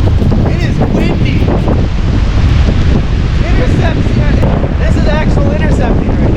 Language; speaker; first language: English; native; English